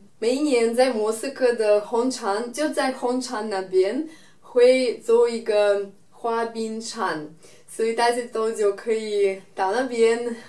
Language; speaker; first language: Chinese; non-native, fluent; Russian